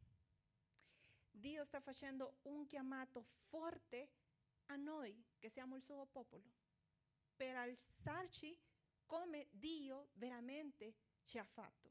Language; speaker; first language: Italian; non-native, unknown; Portuguese